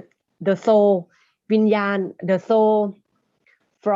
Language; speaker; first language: English; non-native, learner; Thai